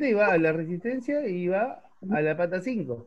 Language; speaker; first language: Spanish; native; Spanish